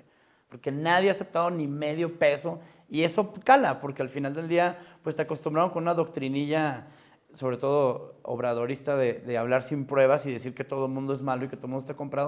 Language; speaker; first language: Spanish; native; Spanish